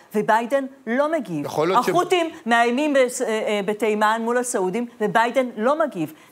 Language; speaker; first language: Hebrew; non-native, fluent; Persian